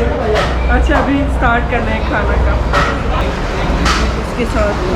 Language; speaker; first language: Hindi; non-native, learner; Turkish